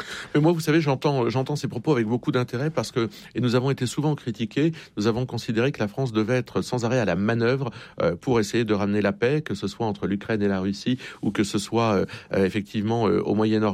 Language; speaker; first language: French; native; French